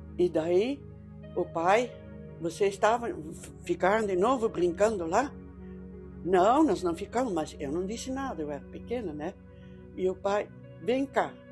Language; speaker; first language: Portuguese; early bilingual, other home language; Dutch